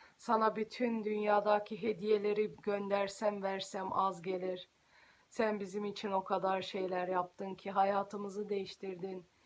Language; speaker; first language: Turkish; early bilingual, heritage; Turkish